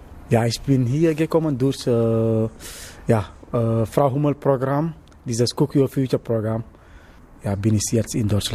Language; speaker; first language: German; non-native, learner; Wolof